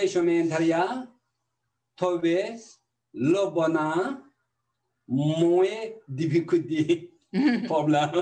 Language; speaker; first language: French; non-native, learner; Tibetan